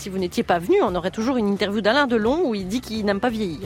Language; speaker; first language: French; native; French